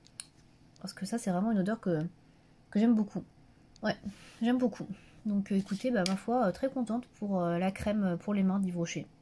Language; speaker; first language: French; native; French